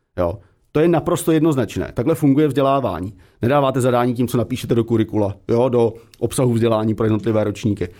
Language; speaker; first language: Czech; native; Czech